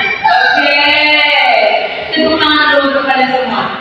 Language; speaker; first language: Indonesian; native; Indonesian